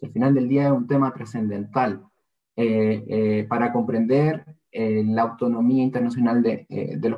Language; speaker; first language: Spanish; native; Spanish